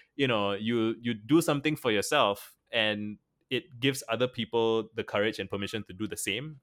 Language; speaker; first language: English; native; English